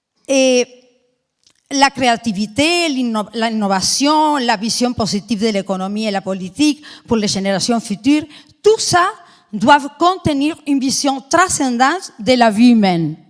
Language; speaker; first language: French; non-native, fluent; Spanish